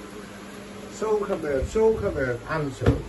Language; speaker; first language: Dutch; non-native, local second language; Caribbean Hindustani